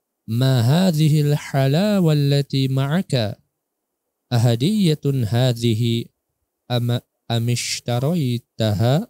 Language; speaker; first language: Arabic; non-native, learner; Indonesian